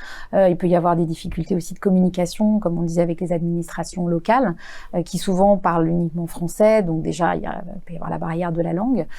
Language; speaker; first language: French; native; French